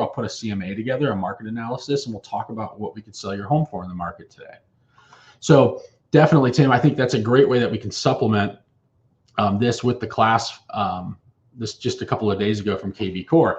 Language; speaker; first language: English; native; English